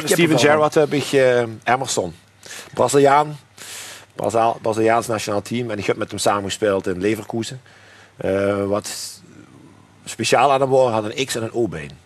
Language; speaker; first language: Dutch; native; Dutch